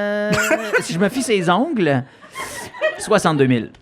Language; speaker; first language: French; native; French